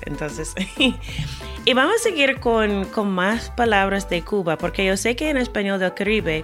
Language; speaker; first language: Spanish; non-native, fluent; English